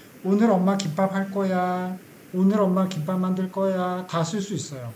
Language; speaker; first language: Korean; native; Korean